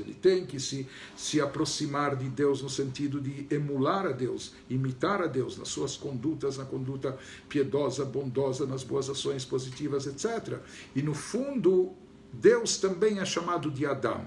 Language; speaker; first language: Portuguese; native; Portuguese